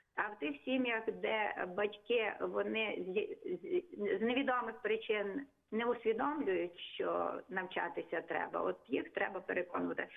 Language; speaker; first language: Ukrainian; non-native, local second language; Hungarian